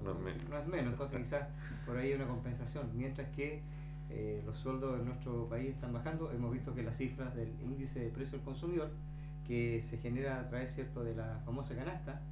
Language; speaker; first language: Spanish; native; Spanish